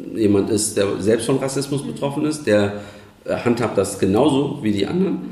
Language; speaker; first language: German; early bilingual, other home language; Turkish